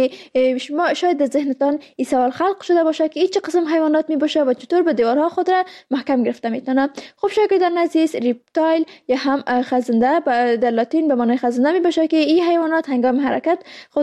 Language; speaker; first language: Persian; native; Persian